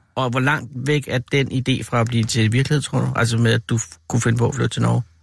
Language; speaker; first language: Danish; native; Danish